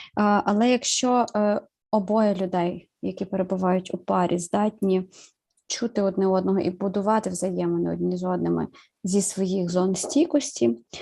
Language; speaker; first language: Ukrainian; native; Ukrainian